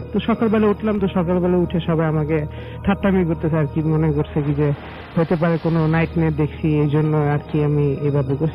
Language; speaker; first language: Bangla; early bilingual, heritage; Bangla